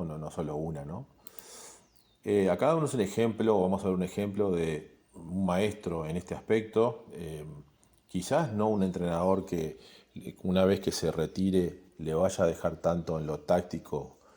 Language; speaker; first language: Spanish; native; Spanish